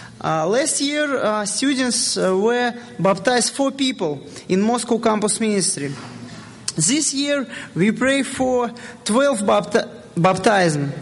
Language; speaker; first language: English; non-native, learner; Russian